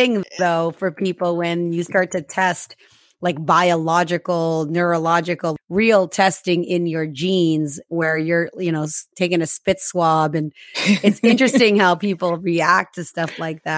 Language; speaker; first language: English; early bilingual, other home language; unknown